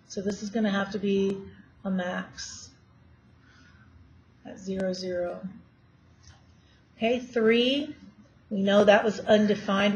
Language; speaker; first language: English; native; English